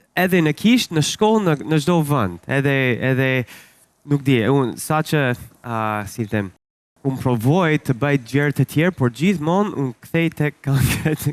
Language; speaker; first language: Albanian; non-native, learner; English